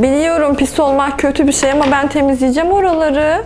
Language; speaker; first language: Turkish; native; Turkish